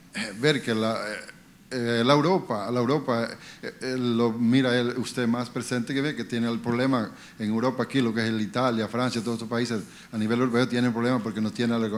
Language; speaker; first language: Spanish; native; Spanish